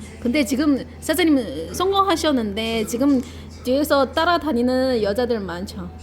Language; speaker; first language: Korean; non-native, local second language; Chinese